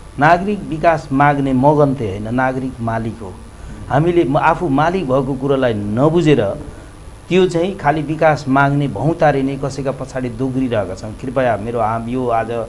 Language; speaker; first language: Nepali; native; Nepali